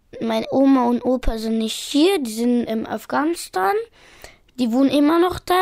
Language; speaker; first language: German; early bilingual, other home language; Pashto